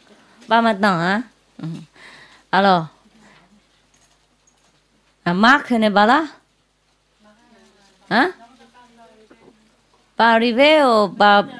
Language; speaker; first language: French; non-native, learner; Vietnamese